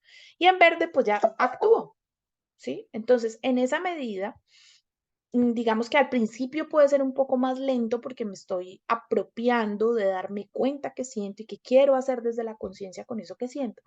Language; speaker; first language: Spanish; native; Spanish